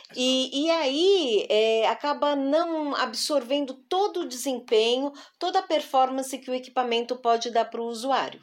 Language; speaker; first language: Portuguese; native; Portuguese